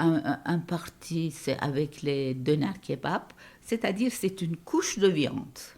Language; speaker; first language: French; non-native, fluent; Turkish